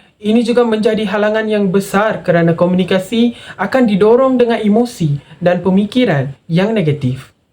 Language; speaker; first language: Malay; non-native, local second language; Tamil